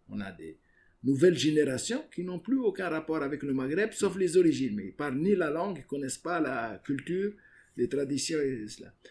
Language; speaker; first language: French; non-native, local second language; Arabic